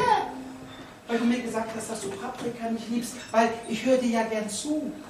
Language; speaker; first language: German; native; German